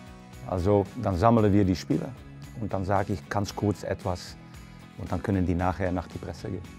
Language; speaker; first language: German; non-native, fluent; Dutch